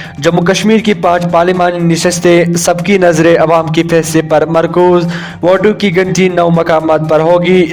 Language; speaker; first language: Urdu; non-native, local second language; Kashmiri